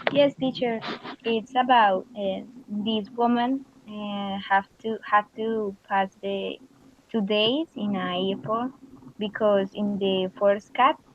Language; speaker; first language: English; non-native, learner; Spanish